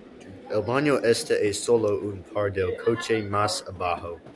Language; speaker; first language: Spanish; non-native, learner; English